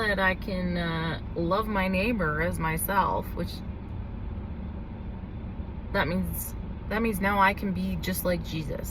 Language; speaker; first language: English; native; English